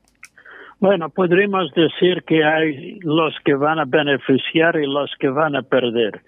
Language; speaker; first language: Spanish; non-native, fluent; English